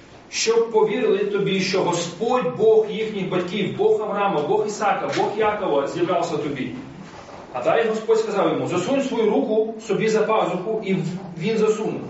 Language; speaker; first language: Ukrainian; non-native, fluent; Russian